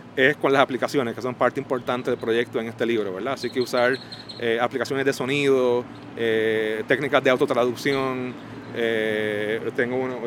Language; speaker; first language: Spanish; early bilingual, heritage; Spanish